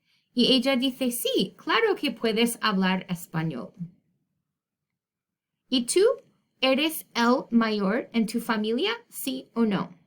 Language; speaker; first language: Spanish; non-native, fluent; English